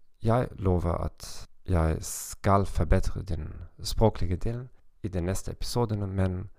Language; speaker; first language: Swedish; non-native, learner; German